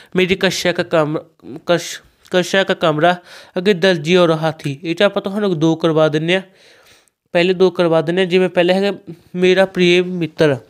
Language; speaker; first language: Hindi; non-native, local second language; Punjabi